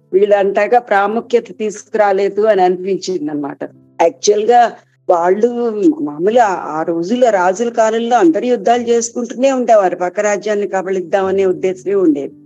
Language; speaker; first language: Telugu; native; Telugu